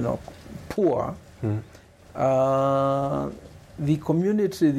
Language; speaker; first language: English; non-native, local second language; Kamba